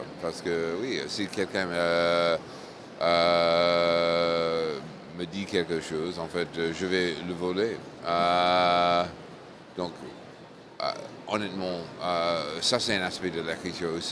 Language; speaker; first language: French; non-native, fluent; English